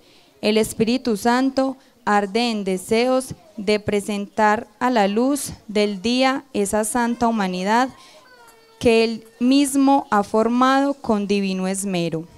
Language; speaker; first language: Spanish; native; Spanish